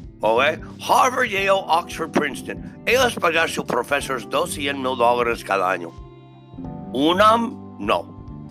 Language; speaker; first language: Spanish; non-native, learner; English